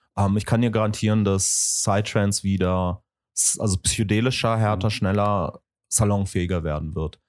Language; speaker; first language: German; early bilingual, other home language; Russian